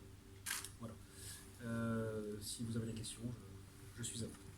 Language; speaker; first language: French; native; French